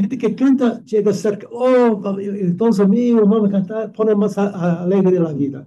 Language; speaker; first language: Spanish; non-native, fluent; English